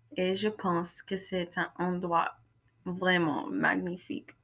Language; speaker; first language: French; non-native, learner; English